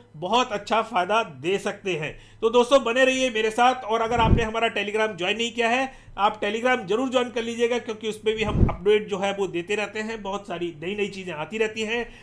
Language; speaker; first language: Hindi; native; Hindi